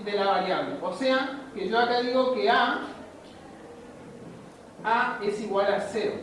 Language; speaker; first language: Spanish; native; Spanish